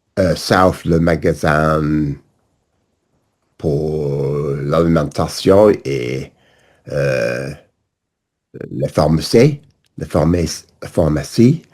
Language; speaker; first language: French; non-native, learner; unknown